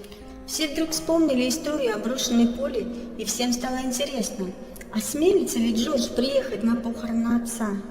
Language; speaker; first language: Russian; native; Russian